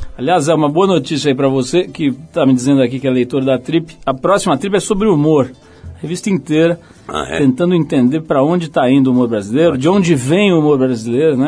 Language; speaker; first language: Portuguese; native; Portuguese